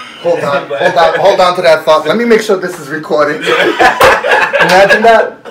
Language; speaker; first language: English; native; English